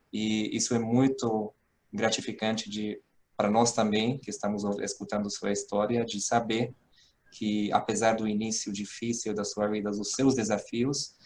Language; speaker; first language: Portuguese; non-native, fluent; Hungarian